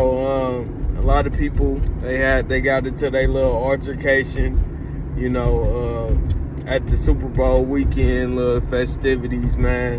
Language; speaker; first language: English; native; English